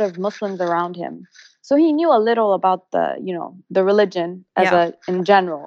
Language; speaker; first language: English; non-native, local second language; Arabic